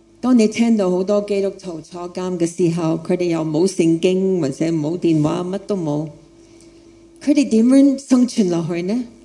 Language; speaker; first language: Chinese; non-native, fluent; English